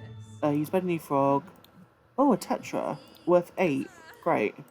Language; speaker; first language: English; native; English